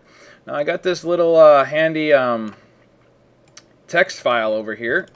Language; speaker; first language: English; native; English